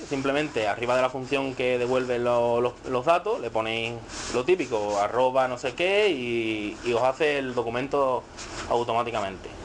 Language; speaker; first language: Spanish; native; Spanish